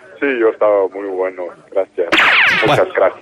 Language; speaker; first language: Spanish; non-native, learner; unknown